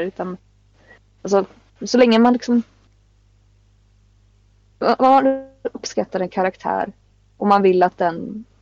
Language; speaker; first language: Swedish; native; Swedish